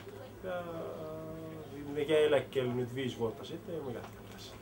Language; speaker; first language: Finnish; early bilingual, heritage; Finnish